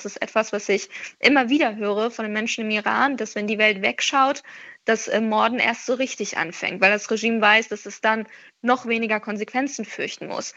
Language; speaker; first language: German; early bilingual, other home language; Persian